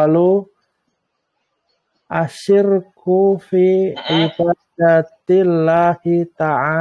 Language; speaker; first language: Arabic; non-native, learner; Indonesian